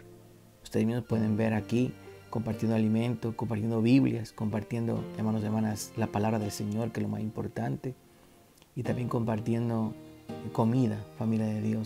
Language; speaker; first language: Spanish; native; Spanish